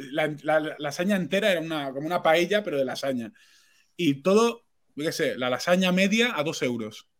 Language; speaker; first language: Spanish; non-native, local second language; Catalan